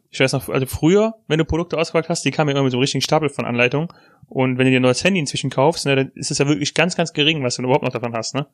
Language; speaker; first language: German; native; German